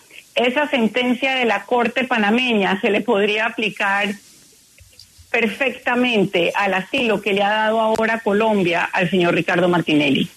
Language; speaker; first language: Spanish; native; Spanish